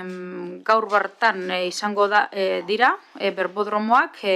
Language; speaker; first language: Basque; native; Basque